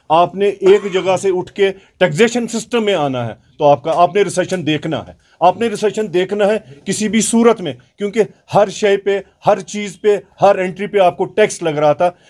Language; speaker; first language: Hindi; non-native, local second language; Kashmiri